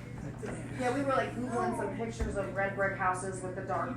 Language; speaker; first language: English; native; English